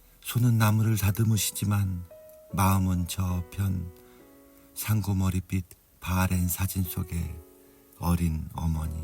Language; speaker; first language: Korean; native; Korean